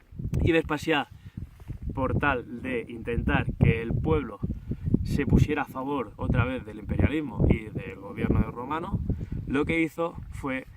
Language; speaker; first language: Spanish; native; Spanish